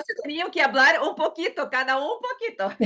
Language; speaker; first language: Spanish; non-native, learner; Portuguese